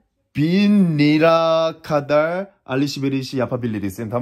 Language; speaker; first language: Turkish; non-native, learner; Korean